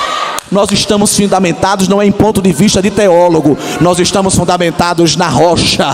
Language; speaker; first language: Portuguese; native; Portuguese